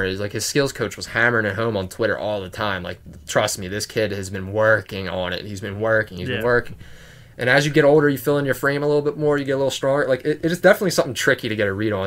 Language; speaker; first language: English; native; English